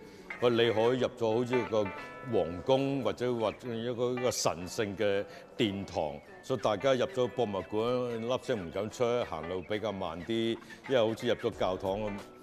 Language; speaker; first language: Chinese; native; Chinese